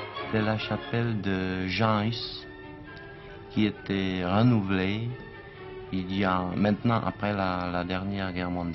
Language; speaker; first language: French; non-native, fluent; Czech